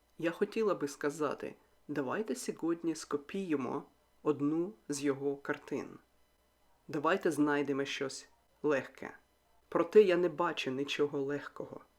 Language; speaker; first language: Ukrainian; non-native, local second language; Russian